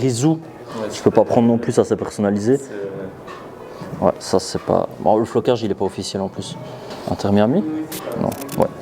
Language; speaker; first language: French; native; French